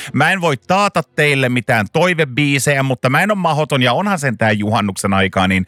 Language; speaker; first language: Finnish; non-native, local second language; Swedish